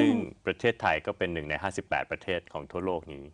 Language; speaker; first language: Thai; native; Thai